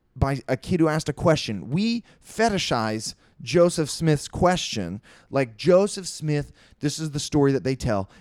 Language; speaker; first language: English; native; English